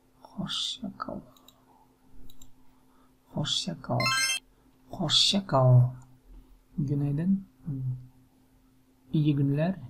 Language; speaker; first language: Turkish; non-native, learner; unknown